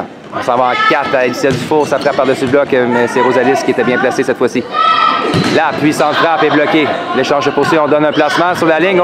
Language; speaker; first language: French; native; French